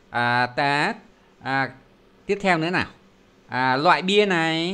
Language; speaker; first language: Vietnamese; native; Vietnamese